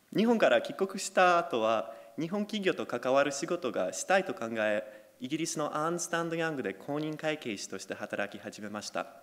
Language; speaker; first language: Japanese; non-native, fluent; Polish